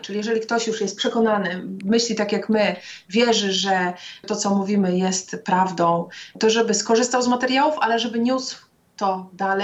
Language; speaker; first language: Polish; native; Polish